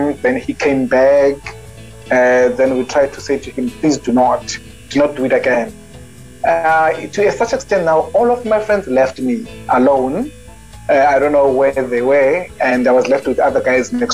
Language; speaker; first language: English; non-native, local second language; Xhosa